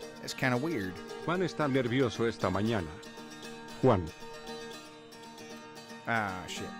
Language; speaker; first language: Spanish; non-native, learner; English